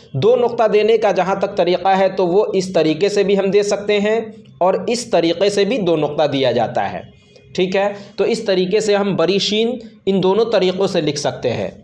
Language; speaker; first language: Hindi; native; Hindi